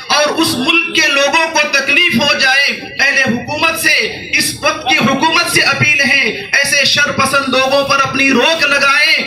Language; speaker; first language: Urdu; native; Urdu